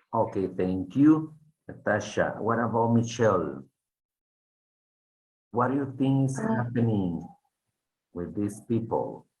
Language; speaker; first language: English; non-native, fluent; Spanish